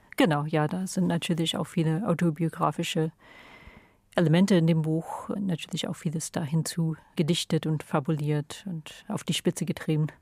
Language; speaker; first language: German; non-native, fluent; English